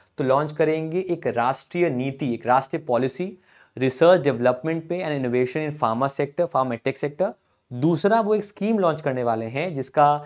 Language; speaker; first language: Hindi; native; Hindi